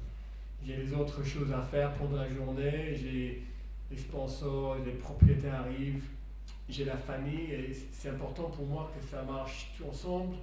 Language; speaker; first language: French; non-native, fluent; English